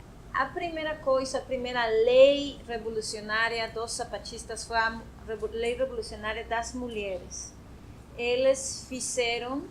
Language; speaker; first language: Portuguese; non-native, fluent; Spanish